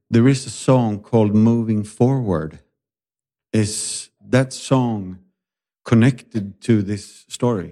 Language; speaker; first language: English; non-native, fluent; Swedish